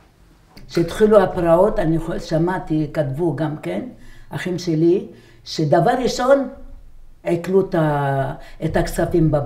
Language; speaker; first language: Hebrew; non-native, fluent; Arabic